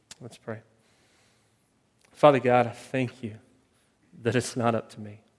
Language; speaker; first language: English; native; English